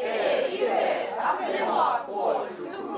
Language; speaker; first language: French; non-native, learner; Russian